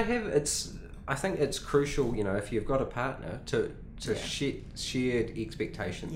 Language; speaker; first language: English; native; English